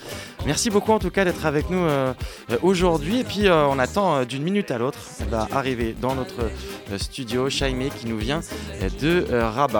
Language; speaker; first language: French; native; French